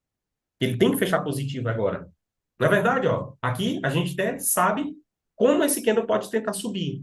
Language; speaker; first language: Portuguese; native; Portuguese